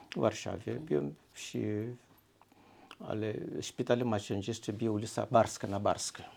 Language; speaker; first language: Polish; non-native, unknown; Swahili